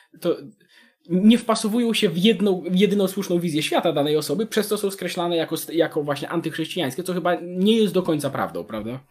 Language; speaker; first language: Polish; native; Polish